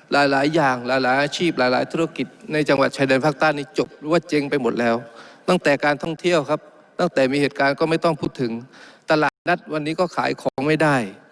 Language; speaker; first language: Thai; non-native, local second language; Malay